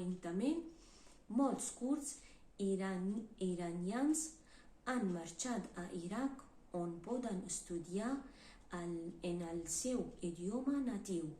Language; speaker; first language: Catalan; non-native, learner; Kurdish